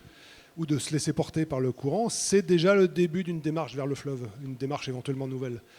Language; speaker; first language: French; native; French